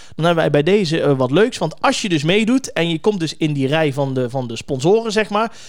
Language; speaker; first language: Dutch; native; Dutch